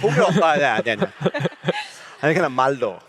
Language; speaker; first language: Korean; non-native, learner; English